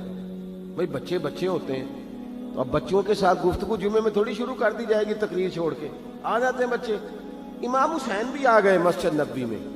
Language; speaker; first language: Urdu; native; Urdu